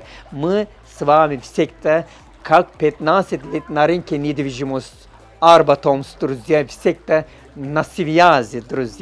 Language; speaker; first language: Russian; non-native, learner; Turkish